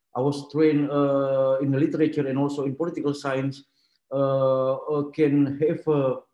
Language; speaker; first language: English; non-native, fluent; Indonesian